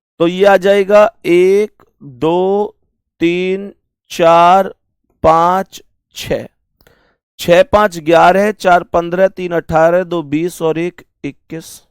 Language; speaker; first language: Hindi; native; Hindi